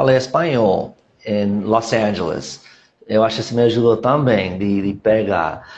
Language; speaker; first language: Portuguese; non-native, fluent; English